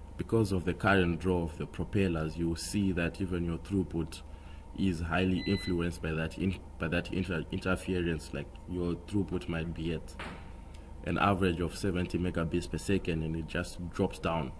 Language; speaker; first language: English; non-native, local second language; Shona